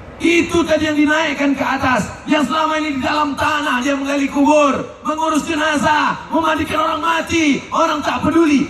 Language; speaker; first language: Indonesian; native; Indonesian